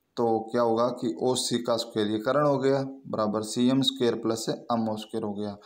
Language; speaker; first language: Hindi; native; Hindi